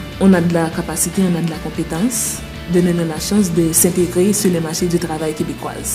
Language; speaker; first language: French; non-native, local second language; Haitian Creole